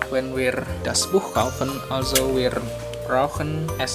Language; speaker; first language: German; non-native, learner; Indonesian